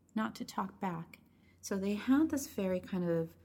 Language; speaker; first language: English; early bilingual, other home language; Spanish